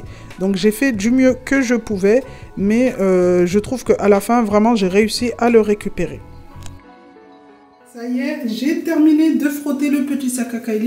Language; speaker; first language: French; non-native, local second language; Comorian